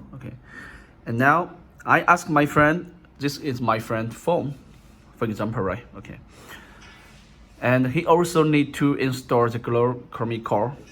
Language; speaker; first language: English; non-native, learner; Chinese